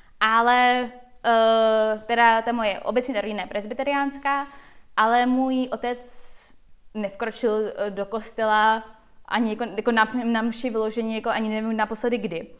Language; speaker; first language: Czech; early bilingual, heritage; Czech